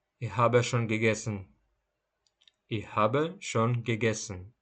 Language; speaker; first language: German; non-native, fluent; Ukrainian